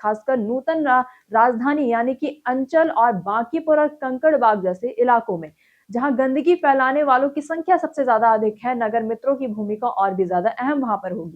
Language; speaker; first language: Hindi; native; Hindi